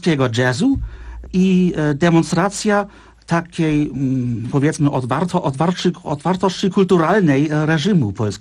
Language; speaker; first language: Polish; non-native, fluent; Czech